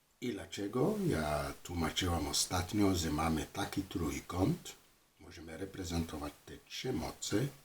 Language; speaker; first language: Polish; non-native, learner; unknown